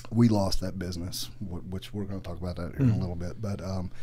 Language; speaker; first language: English; native; English